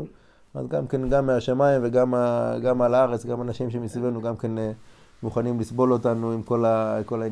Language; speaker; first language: Hebrew; non-native, fluent; English